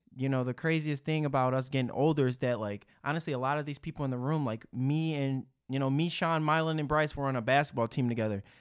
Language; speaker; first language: English; native; English